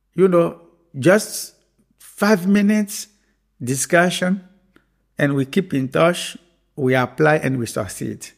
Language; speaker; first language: English; non-native, fluent; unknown